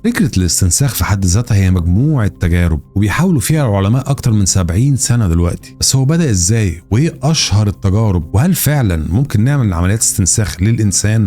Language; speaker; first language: Arabic; native; Arabic